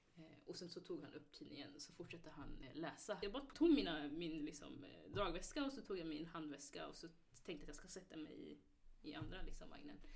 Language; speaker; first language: Swedish; early bilingual, other home language; Somali